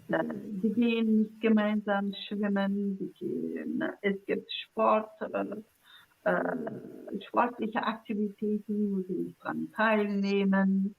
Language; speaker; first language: German; non-native, fluent; Zaza